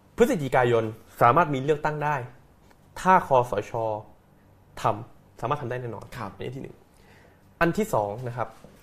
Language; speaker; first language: Thai; native; Thai